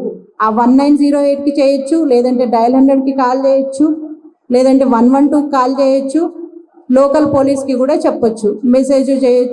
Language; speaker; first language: Telugu; native; Telugu